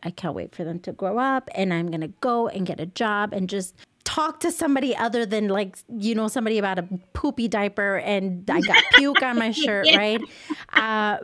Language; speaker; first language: English; early bilingual, other home language; Spanish